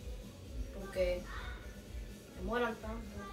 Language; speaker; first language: Spanish; early bilingual, heritage; Spanish